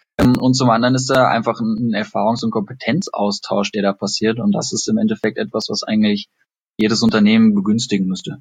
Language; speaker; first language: German; native; German